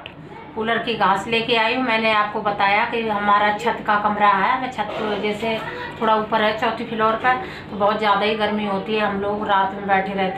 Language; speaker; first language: Hindi; native; Hindi